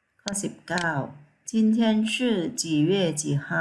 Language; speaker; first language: Chinese; non-native, fluent; Thai